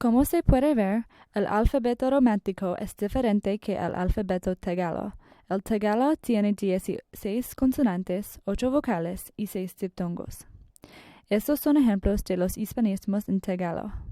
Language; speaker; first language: Spanish; non-native, learner; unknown